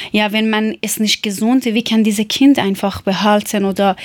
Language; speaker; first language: German; non-native, learner; Persian